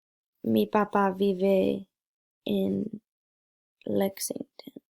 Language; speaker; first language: Spanish; non-native, learner; English